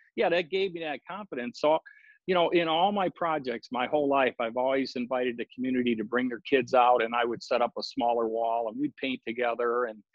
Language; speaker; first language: English; native; English